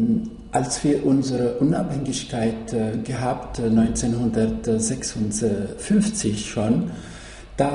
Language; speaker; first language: German; non-native, fluent; Arabic